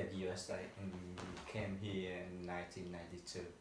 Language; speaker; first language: English; non-native, learner; Vietnamese